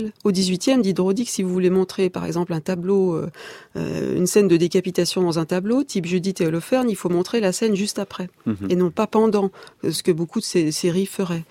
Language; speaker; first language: French; native; French